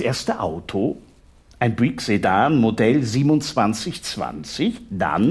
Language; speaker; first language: German; native; German